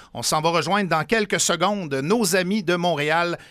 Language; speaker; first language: French; native; French